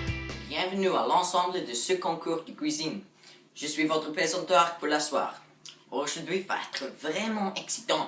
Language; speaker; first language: French; non-native, learner; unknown